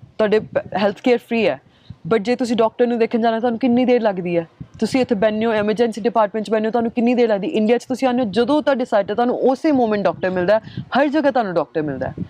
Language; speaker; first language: Punjabi; early bilingual, heritage; Punjabi